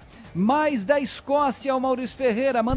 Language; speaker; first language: Portuguese; native; Portuguese